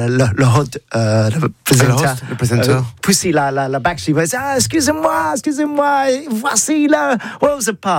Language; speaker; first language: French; non-native, learner; English